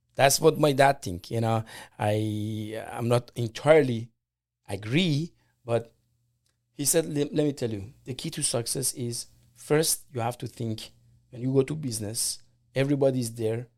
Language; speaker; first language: English; non-native, fluent; Persian